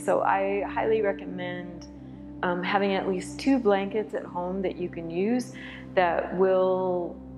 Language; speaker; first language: English; native; English